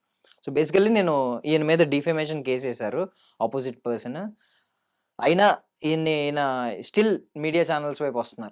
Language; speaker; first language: Telugu; native; Telugu